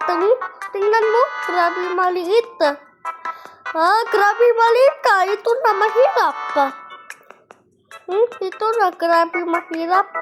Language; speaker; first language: Filipino; non-native, learner; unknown